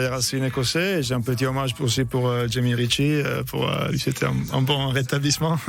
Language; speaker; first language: French; non-native, fluent; Italian